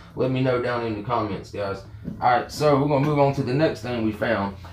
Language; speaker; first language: English; native; English